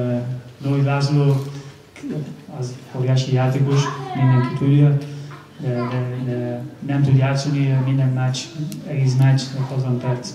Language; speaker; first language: Hungarian; non-native, learner; Spanish